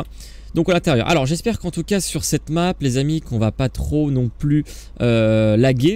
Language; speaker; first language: French; native; French